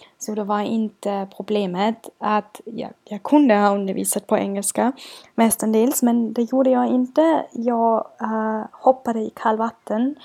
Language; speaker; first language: Swedish; non-native, learner; German